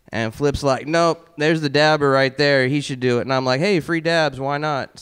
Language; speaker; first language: English; native; English